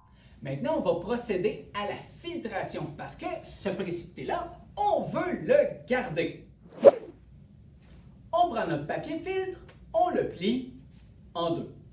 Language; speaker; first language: French; native; French